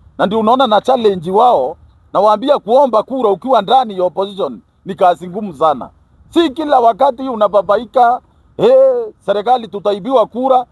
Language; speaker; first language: Swahili; non-native, local second language; Kikuyu